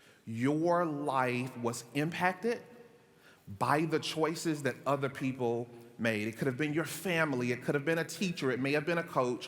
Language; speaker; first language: English; native; English